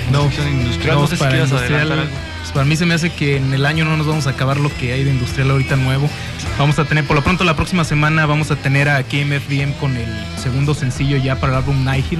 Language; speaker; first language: Spanish; native; Spanish